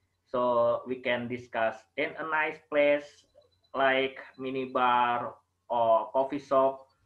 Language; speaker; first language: English; non-native, learner; Indonesian